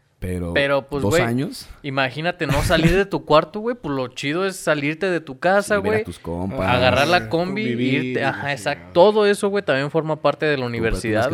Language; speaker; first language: Spanish; native; Spanish